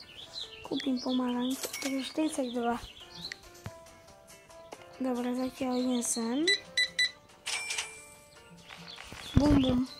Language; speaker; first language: Slovak; native; Slovak